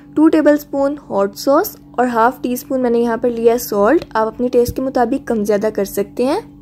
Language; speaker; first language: Urdu; native; Urdu